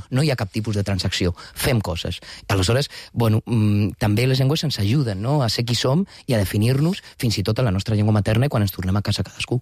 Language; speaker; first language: Catalan; non-native, local second language; Spanish